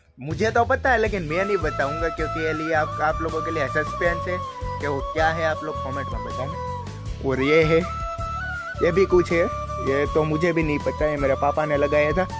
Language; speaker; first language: Hindi; non-native, local second language; Gujarati